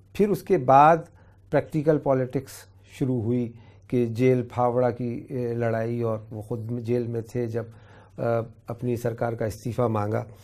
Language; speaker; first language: Hindi; native; Hindi